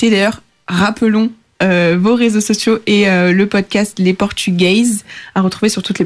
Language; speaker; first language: French; native; French